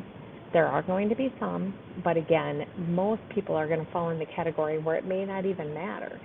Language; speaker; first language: English; native; English